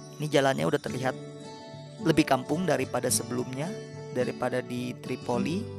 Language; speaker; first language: Indonesian; native; Indonesian